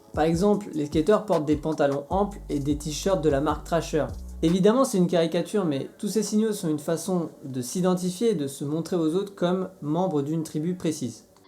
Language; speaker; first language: French; native; French